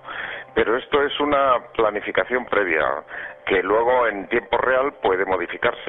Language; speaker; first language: Spanish; native; Spanish